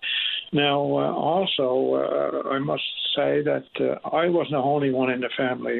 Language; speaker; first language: English; native; English